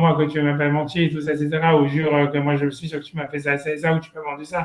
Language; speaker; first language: French; native; French